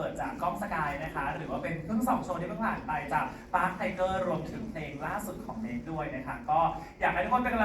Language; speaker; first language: Thai; native; Thai